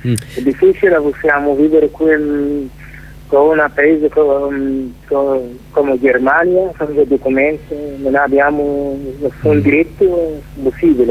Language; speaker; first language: Italian; non-native, learner; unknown